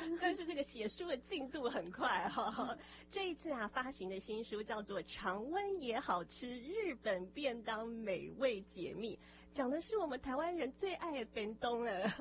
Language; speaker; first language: Chinese; native; Chinese